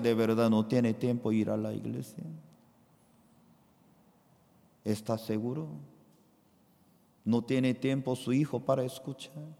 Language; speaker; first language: Spanish; non-native, fluent; Korean